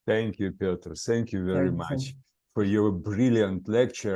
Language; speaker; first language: English; non-native, fluent; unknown